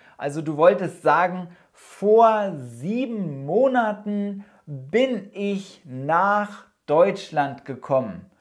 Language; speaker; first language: German; native; German